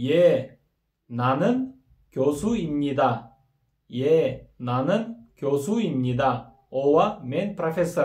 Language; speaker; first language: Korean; non-native, fluent; Kyrgyz